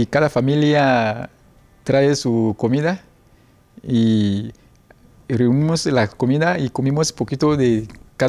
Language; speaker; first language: Spanish; non-native, learner; Ewe